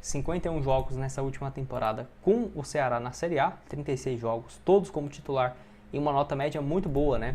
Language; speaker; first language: Portuguese; native; Portuguese